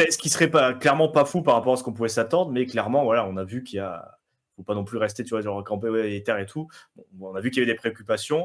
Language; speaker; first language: French; native; French